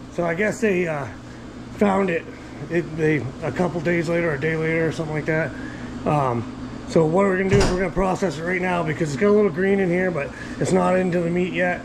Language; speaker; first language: English; native; English